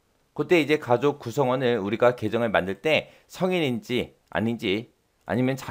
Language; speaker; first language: Korean; native; Korean